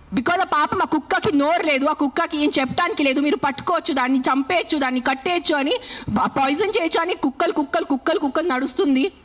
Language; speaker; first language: Telugu; non-native, fluent; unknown